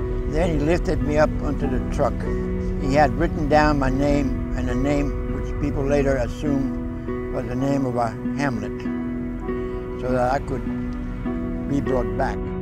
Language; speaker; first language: English; early bilingual, other home language; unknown